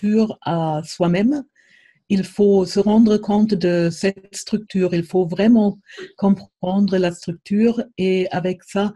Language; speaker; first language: French; non-native, fluent; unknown